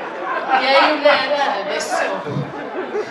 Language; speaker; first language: Swedish; non-native, fluent; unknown